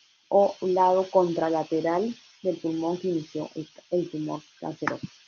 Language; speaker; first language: Spanish; native; Spanish